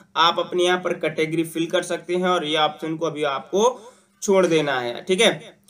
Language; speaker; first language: Hindi; native; Hindi